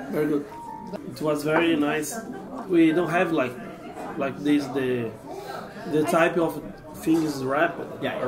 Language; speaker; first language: English; non-native, fluent; Portuguese